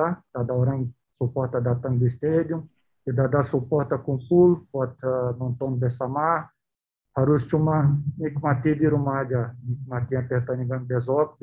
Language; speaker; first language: Indonesian; non-native, learner; Portuguese